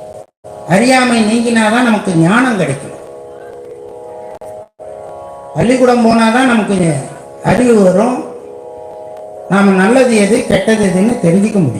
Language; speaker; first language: Tamil; native; Tamil